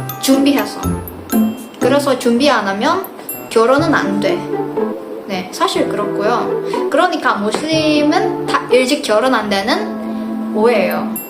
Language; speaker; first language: Korean; non-native, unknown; Indonesian